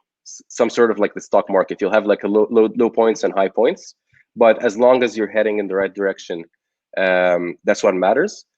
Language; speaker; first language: English; non-native, local second language; Arabic